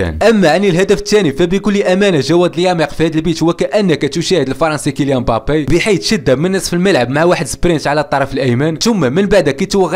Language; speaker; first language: Arabic; native; Arabic